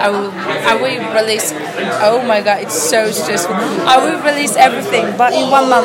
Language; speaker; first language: English; non-native, learner; Czech